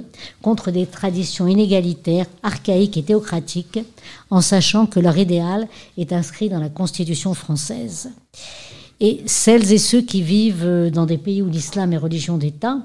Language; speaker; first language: French; native; French